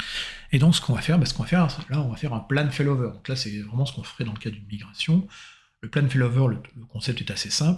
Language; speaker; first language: French; native; French